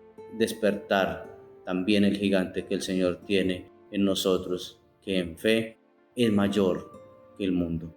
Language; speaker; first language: Spanish; native; Spanish